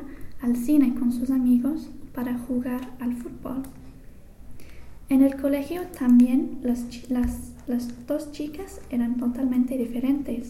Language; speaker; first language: Spanish; non-native, fluent; English